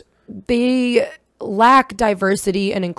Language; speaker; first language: English; early bilingual, other home language; Russian